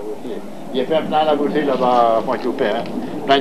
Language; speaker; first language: French; native; French